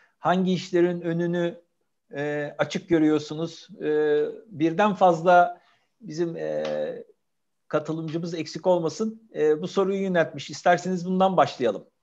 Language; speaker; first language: Turkish; native; Turkish